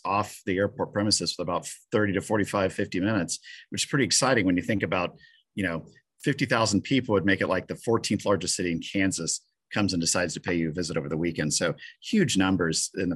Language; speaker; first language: English; native; English